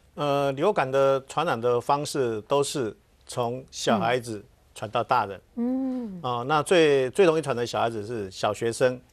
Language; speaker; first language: Chinese; native; Chinese